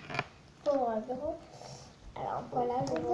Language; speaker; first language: French; native; French